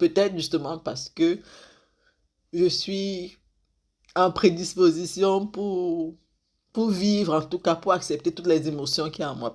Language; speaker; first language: French; native; French